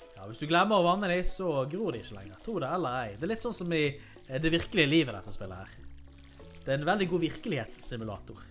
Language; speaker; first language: Norwegian; native; Norwegian